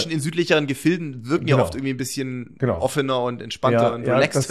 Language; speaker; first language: German; native; German